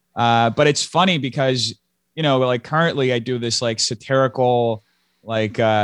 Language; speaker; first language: English; early bilingual, other home language; Portuguese